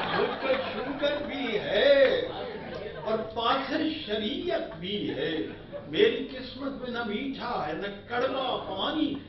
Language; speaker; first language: Urdu; non-native, local second language; Punjabi